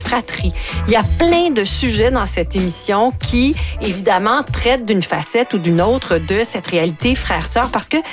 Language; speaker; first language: French; native; French